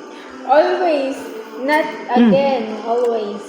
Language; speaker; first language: English; non-native, learner; Filipino